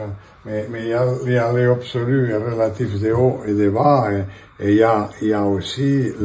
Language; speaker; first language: French; non-native, fluent; Catalan